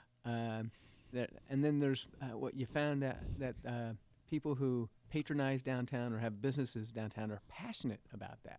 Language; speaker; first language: English; native; English